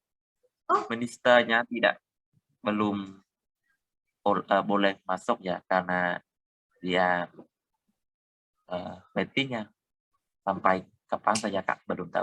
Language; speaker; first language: Indonesian; non-native, learner; Khmer